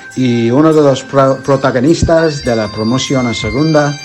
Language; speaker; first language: Spanish; non-native, fluent; English